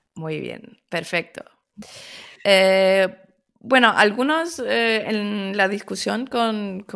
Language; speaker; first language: Spanish; early bilingual, other home language; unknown